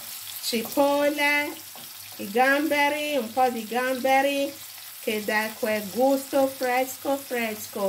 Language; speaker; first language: Italian; non-native, learner; English